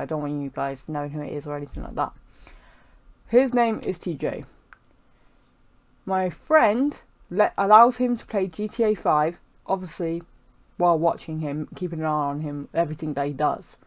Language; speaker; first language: English; native; English